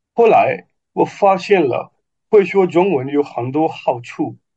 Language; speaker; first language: Chinese; non-native, learner; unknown